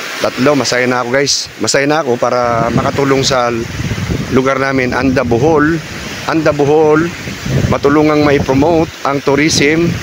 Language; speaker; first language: Filipino; non-native, local second language; Cebuano